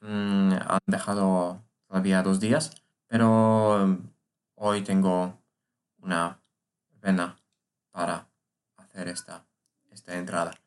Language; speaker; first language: Spanish; non-native, learner; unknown